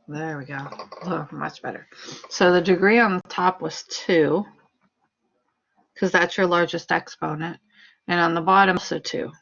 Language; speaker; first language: English; native; English